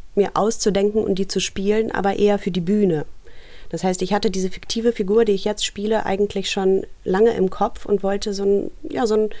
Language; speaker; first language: German; early bilingual, other home language; Russian